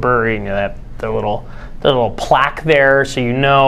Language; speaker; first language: English; non-native, fluent; Spanish